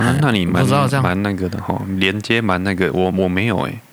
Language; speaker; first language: Chinese; native; Chinese